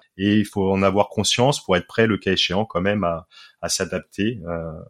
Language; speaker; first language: French; native; French